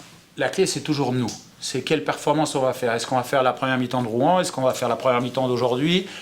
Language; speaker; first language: French; native; French